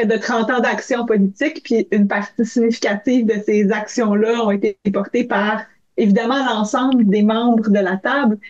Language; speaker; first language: French; native; French